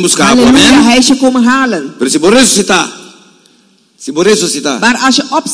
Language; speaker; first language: Dutch; non-native, fluent; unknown